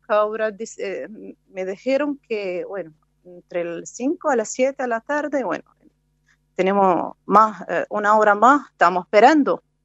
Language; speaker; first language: Spanish; non-native, fluent; Arabic